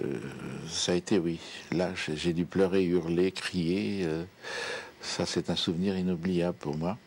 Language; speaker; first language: French; native; French